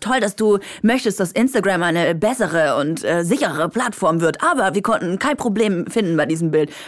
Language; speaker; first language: German; native; German